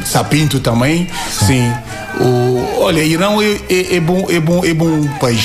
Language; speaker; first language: Portuguese; non-native, learner; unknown